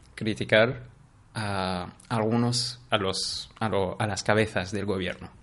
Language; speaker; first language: Spanish; non-native, fluent; Arabic